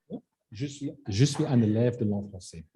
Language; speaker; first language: French; non-native, learner; German